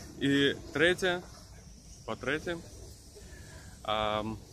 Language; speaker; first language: Ukrainian; non-native, local second language; Russian